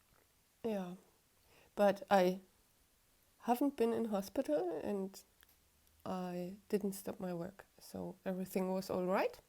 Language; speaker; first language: English; non-native, fluent; German